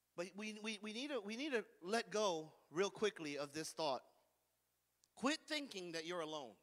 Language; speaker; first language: English; native; English